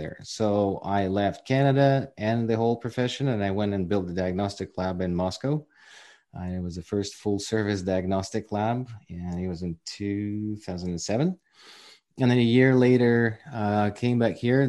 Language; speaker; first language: English; non-native, fluent; Ukrainian